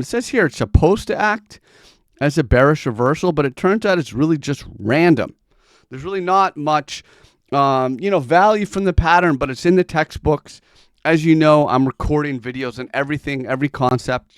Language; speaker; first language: English; native; English